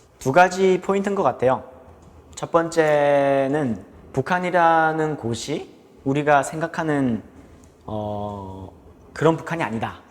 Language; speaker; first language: Korean; native; Korean